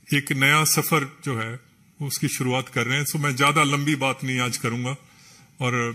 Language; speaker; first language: Hindi; non-native, local second language; Punjabi